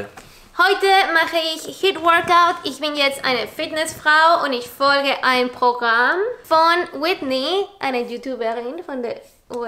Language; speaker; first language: German; non-native, learner; Spanish